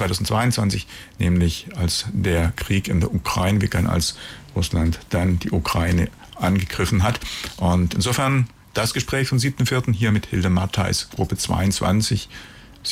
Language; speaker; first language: German; native; German